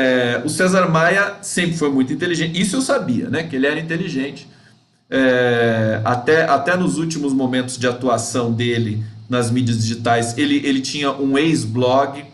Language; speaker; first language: Portuguese; native; Portuguese